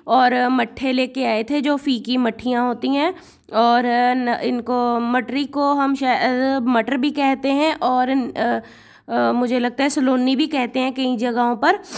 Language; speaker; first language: Hindi; native; Hindi